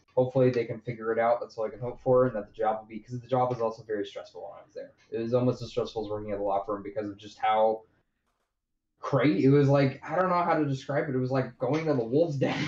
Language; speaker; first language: English; native; English